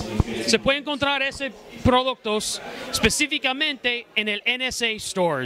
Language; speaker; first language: Spanish; non-native, fluent; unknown